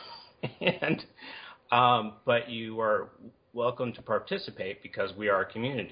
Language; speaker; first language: English; native; English